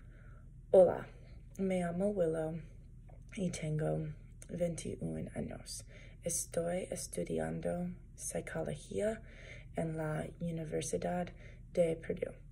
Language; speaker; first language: Spanish; non-native, learner; English